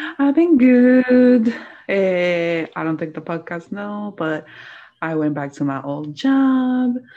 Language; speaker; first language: English; early bilingual, other home language; Spanish